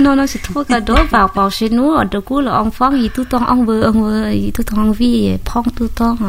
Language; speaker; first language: French; non-native, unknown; Thai